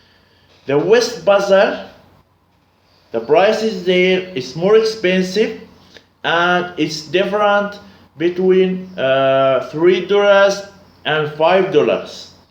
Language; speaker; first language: English; non-native, learner; Arabic